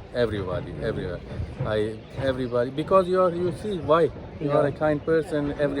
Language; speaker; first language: English; non-native, learner; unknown